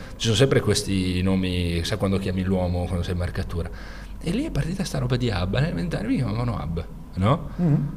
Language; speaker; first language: Italian; native; Italian